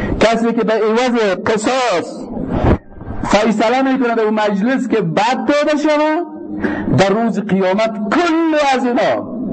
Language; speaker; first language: Persian; native; Persian